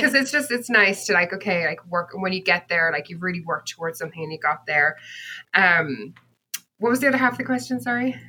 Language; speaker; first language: English; native; English